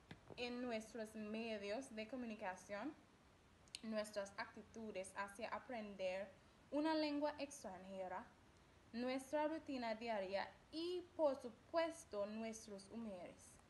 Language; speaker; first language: Spanish; non-native, learner; English